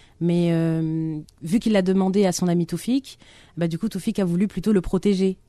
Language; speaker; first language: French; non-native, local second language; Arabic